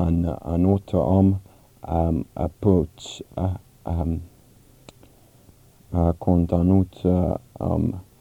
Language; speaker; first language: French; non-native, learner; English